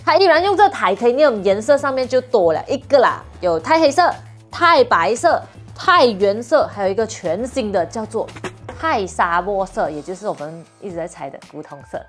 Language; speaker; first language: Chinese; non-native, local second language; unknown